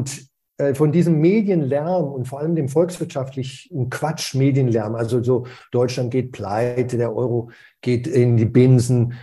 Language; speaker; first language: German; native; German